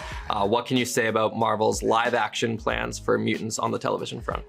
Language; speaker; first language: English; native; English